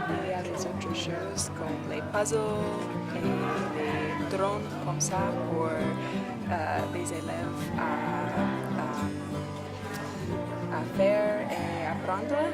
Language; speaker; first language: French; non-native, learner; English